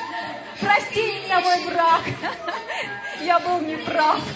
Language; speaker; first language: Russian; native; Russian